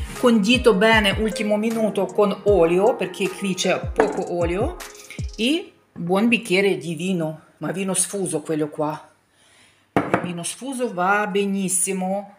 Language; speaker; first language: Italian; non-native, fluent; Ukrainian